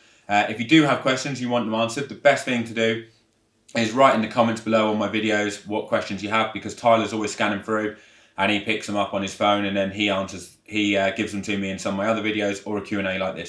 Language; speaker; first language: English; native; English